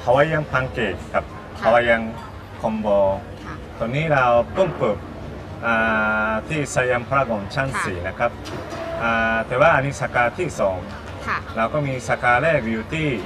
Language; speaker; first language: Thai; non-native, learner; Japanese